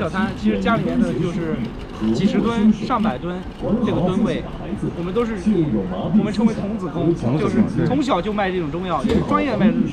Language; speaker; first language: Chinese; native; Chinese